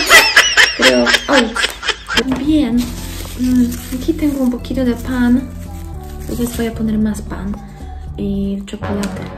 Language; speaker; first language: Spanish; non-native, learner; Polish